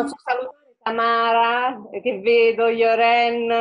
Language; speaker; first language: Italian; native; Italian